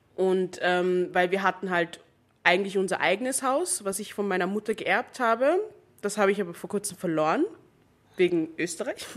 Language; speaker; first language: German; non-native, fluent; English